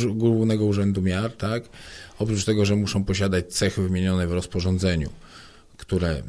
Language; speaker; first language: Polish; native; Polish